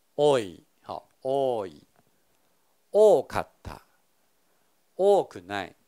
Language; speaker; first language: Japanese; non-native, fluent; Chinese